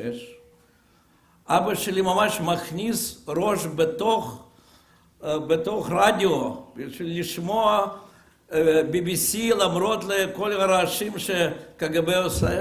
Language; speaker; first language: Hebrew; non-native, fluent; Russian